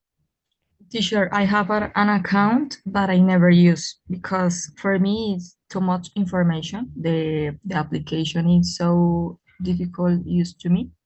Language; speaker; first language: English; non-native, learner; Spanish